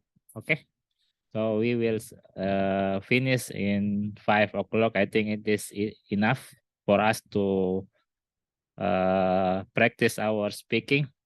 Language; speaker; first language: English; non-native, learner; Indonesian